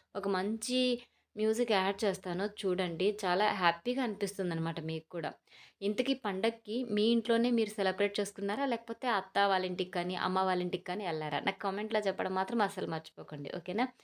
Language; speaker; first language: Telugu; native; Telugu